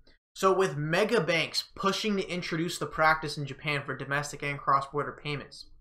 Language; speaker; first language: English; native; English